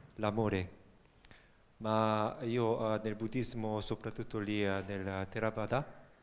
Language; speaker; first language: Italian; non-native, fluent; Korean